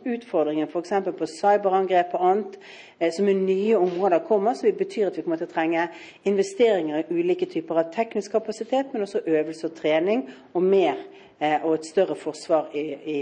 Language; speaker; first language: Norwegian; native; Norwegian